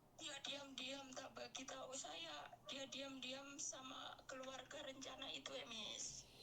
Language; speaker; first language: Indonesian; non-native, local second language; Javanese